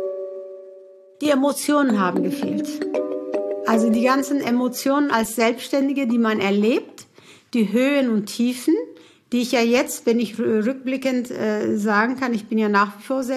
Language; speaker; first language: German; early bilingual, other home language; Turkish